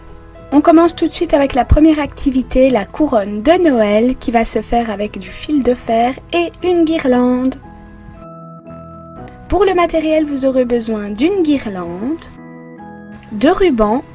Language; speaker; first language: French; native; French